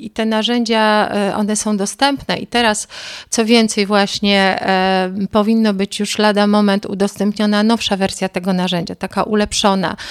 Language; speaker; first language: Polish; native; Polish